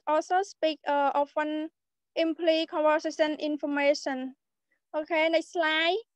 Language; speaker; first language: English; non-native, learner; Khmer